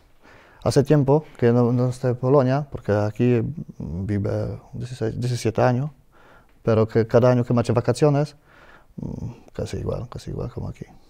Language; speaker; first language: Spanish; non-native, learner; Polish